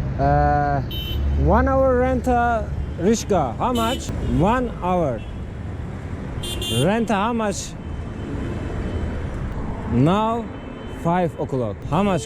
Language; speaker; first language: English; non-native, learner; Turkish